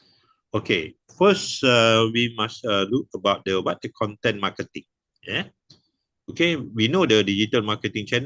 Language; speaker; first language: English; non-native, local second language; Malay